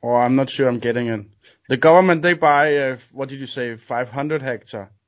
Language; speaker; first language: English; non-native, fluent; Danish